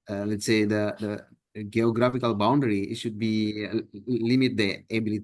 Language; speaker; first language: English; non-native, fluent; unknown